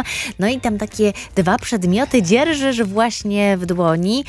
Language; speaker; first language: Polish; native; Polish